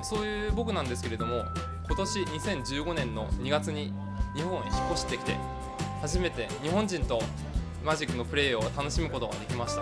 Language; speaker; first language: Japanese; early bilingual, heritage; Japanese